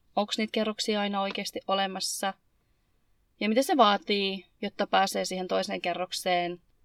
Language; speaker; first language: Finnish; early bilingual, other home language; Arabic